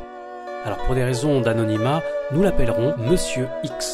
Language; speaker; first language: French; native; French